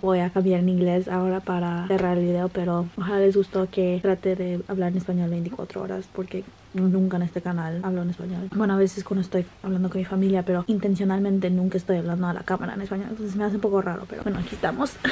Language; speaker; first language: Spanish; early bilingual, heritage; Spanish